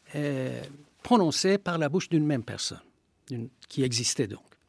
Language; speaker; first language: French; non-native, fluent; Persian